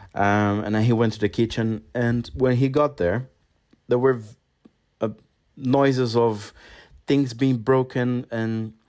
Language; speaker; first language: English; non-native, fluent; Portuguese